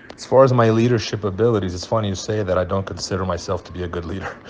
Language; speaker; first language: English; early bilingual, other home language; Portuguese